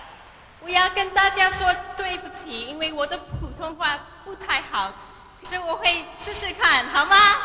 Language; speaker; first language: Chinese; non-native, learner; English